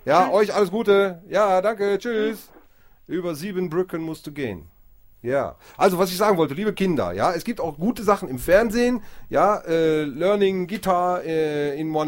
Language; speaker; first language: German; native; German